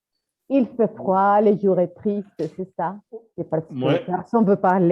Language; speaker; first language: French; non-native, fluent; Spanish